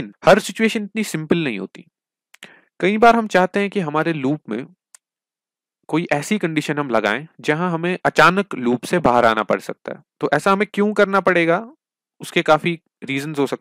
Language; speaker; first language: Hindi; non-native, local second language; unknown